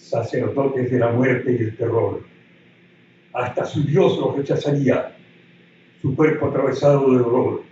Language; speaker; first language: Spanish; native; Spanish